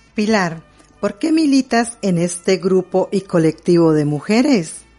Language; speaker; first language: Spanish; native; Spanish